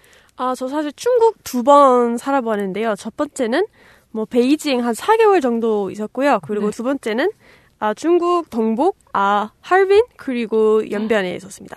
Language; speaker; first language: Korean; non-native, fluent; English